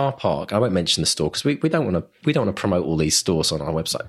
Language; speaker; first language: English; native; English